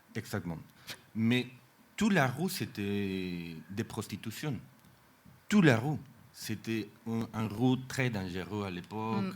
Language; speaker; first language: French; non-native, fluent; Spanish